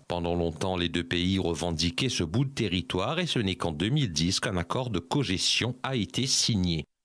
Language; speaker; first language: French; non-native, local second language; Morisyen